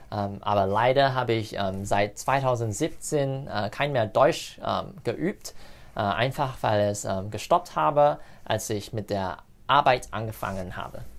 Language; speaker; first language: English; non-native, local second language; Cantonese